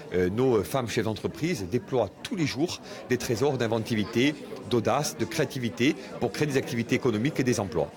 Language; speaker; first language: French; native; French